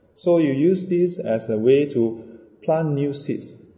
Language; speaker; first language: English; non-native, local second language; Chinese